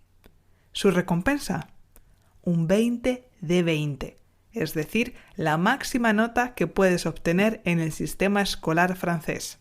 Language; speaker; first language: Spanish; native; Spanish